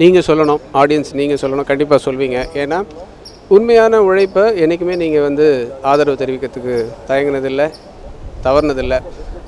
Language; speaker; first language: Tamil; native; Tamil